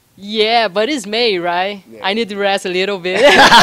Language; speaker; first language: English; non-native, learner; Portuguese